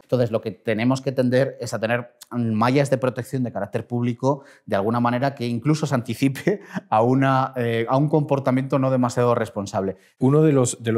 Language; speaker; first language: Spanish; native; Spanish